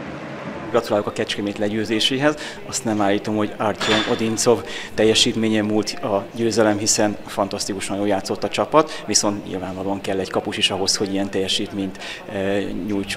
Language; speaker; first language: Hungarian; native; Hungarian